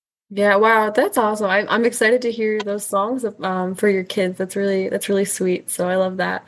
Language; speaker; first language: English; native; English